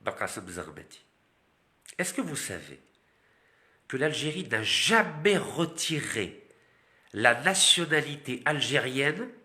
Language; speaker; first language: French; non-native, local second language; Arabic